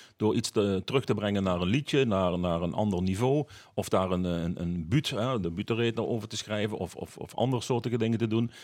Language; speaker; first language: Dutch; native; Dutch